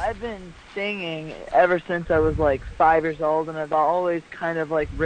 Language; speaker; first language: English; native; English